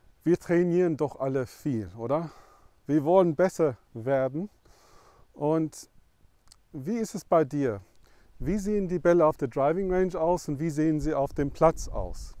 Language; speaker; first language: German; non-native, fluent; English